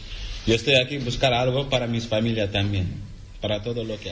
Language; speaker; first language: Spanish; non-native, learner; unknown